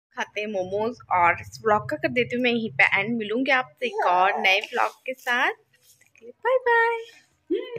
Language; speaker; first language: Hindi; native; Hindi